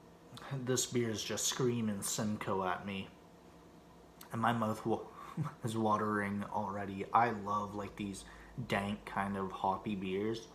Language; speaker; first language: English; native; English